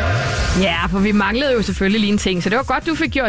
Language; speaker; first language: Danish; native; Danish